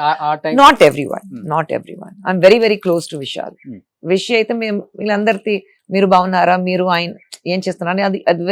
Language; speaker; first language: Telugu; non-native, fluent; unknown